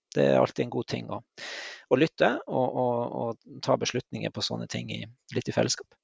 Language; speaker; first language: Norwegian; native; Norwegian